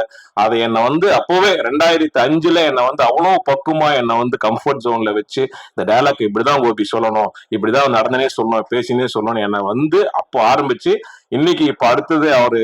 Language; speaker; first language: Tamil; native; Tamil